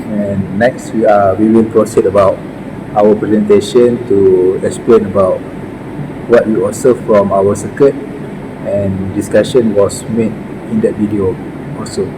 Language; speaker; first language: English; non-native, learner; Malay